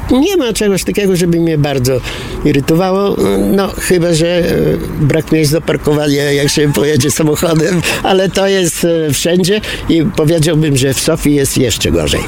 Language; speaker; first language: Polish; non-native, fluent; Bulgarian